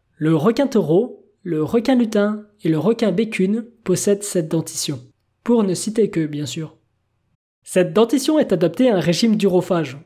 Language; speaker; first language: French; native; French